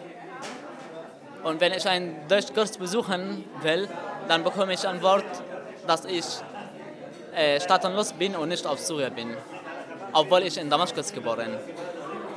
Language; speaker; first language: German; non-native, learner; Arabic